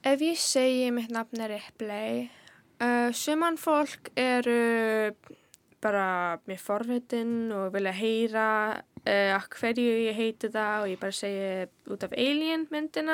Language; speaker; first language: Icelandic; early bilingual, heritage; Icelandic